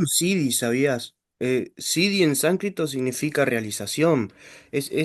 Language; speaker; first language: Spanish; native; Spanish